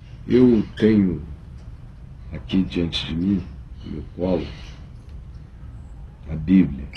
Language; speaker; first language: Portuguese; native; Portuguese